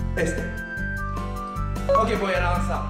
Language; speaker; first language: Spanish; non-native, learner; Japanese